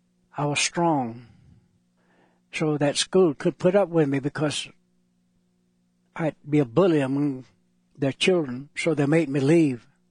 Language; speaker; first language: English; non-native, local second language; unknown